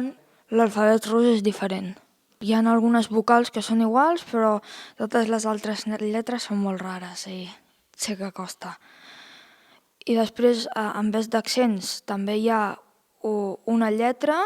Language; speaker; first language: Catalan; early bilingual, heritage; Russian